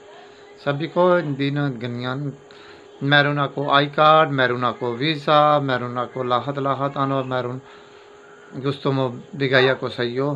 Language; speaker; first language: Filipino; non-native, learner; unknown